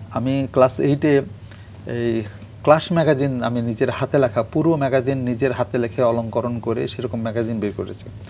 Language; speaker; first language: Bangla; native; Bangla